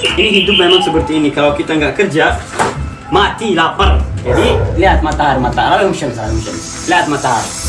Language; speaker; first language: Indonesian; non-native, fluent; Arabic